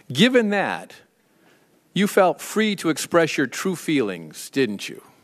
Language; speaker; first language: English; native; English